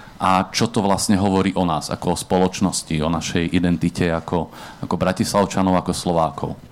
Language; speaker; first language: Slovak; native; Slovak